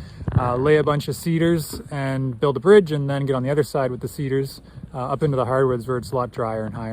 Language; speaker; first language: English; native; English